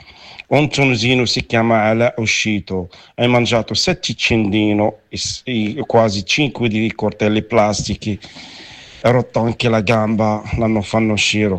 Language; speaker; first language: Italian; non-native, learner; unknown